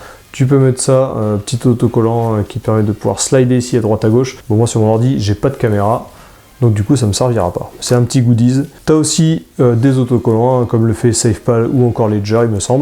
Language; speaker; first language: French; native; French